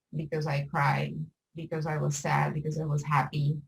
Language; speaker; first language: English; non-native, learner; Spanish